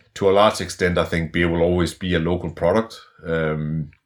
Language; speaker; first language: English; non-native, fluent; Danish